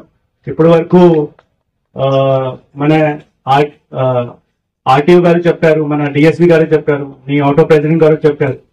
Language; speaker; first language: Telugu; non-native, fluent; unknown